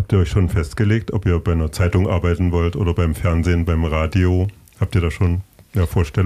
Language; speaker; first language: German; native; German